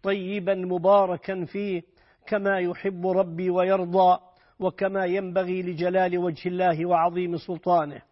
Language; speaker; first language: Arabic; native; Arabic